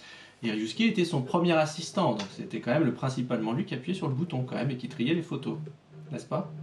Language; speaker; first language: French; native; French